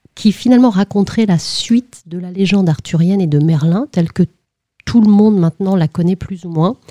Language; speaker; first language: French; native; French